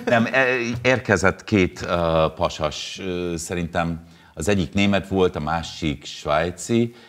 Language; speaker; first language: Hungarian; non-native, fluent; English